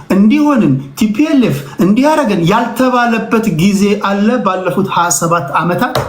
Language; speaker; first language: Amharic; native; Amharic